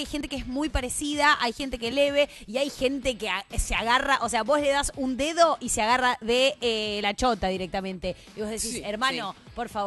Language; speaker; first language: Spanish; native; Spanish